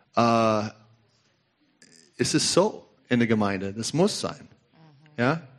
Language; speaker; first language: German; non-native, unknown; English